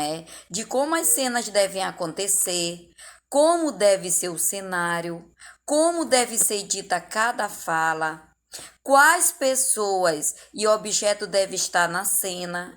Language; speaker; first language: Portuguese; native; Portuguese